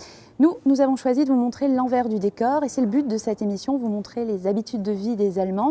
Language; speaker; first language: French; native; French